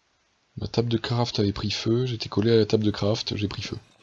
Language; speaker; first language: French; native; French